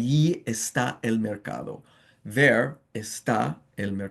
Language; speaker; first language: Spanish; non-native, fluent; English